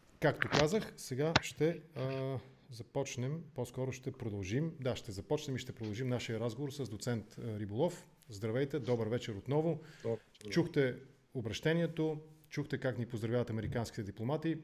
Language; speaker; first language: Bulgarian; native; Bulgarian